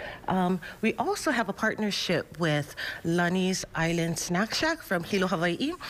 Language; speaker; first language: English; native; English